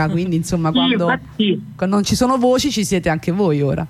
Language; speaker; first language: Italian; native; Italian